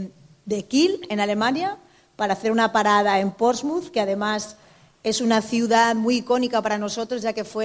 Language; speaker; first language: Spanish; native; Spanish